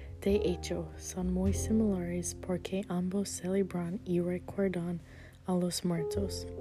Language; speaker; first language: Spanish; non-native, learner; English